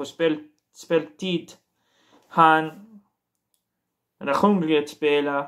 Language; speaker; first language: Swedish; non-native, learner; Portuguese